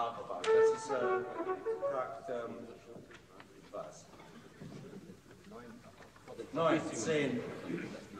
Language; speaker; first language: German; non-native, fluent; English